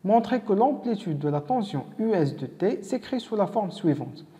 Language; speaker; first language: French; non-native, local second language; Arabic